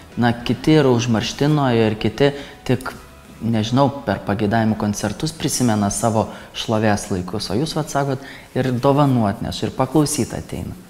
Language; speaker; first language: Lithuanian; native; Lithuanian